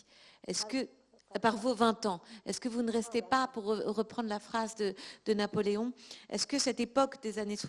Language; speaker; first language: French; native; French